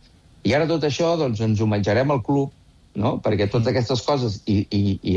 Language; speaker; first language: Catalan; native; Catalan